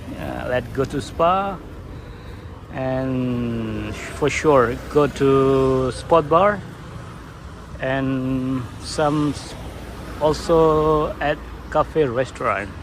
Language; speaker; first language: English; non-native, local second language; Indonesian